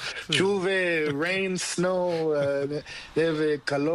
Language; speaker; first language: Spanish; non-native, learner; Portuguese